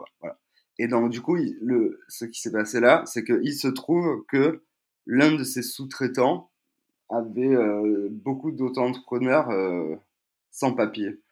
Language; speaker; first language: French; native; French